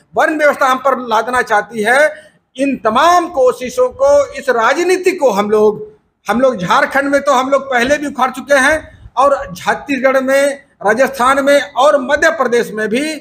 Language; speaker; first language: Hindi; native; Hindi